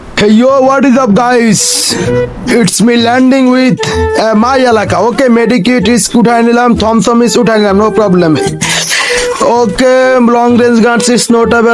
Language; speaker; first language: English; non-native, learner; Bangla